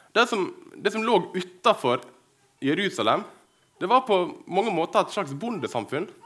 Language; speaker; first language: Norwegian; native; Norwegian